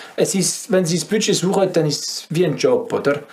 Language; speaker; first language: German; non-native, fluent; French